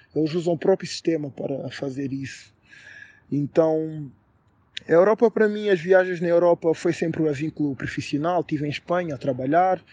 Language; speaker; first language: Portuguese; native; Portuguese